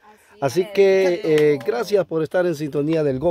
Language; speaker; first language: Spanish; native; Spanish